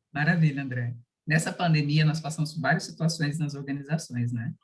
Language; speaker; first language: Portuguese; native; Portuguese